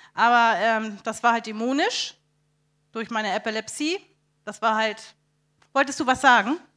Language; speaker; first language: German; native; German